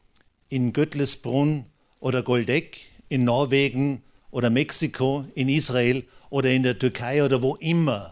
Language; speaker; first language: German; native; German